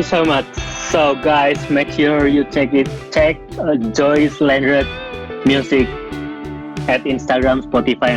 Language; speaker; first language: English; non-native, fluent; Indonesian